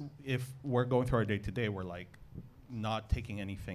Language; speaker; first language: English; non-native, local second language; Filipino